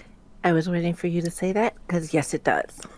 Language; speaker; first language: English; native; English